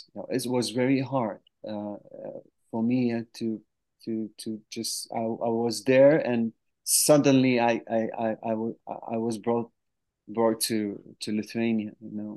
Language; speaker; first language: English; non-native, fluent; Arabic